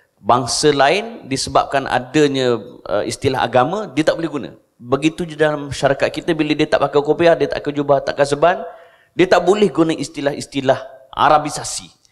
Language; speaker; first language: Malay; native; Malay